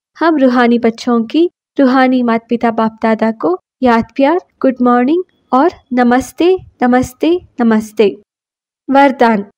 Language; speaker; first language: Hindi; non-native, local second language; Kannada